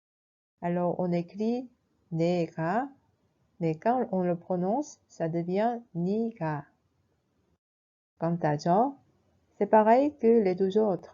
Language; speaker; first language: French; non-native, fluent; Korean